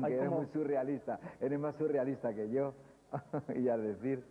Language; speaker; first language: Spanish; native; Spanish